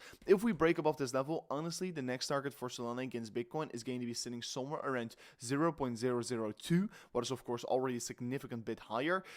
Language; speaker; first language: English; non-native, fluent; Dutch